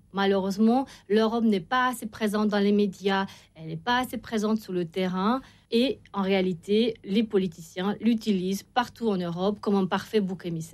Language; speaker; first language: French; non-native, fluent; Romanian